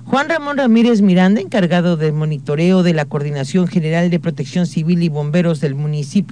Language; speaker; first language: Spanish; native; Spanish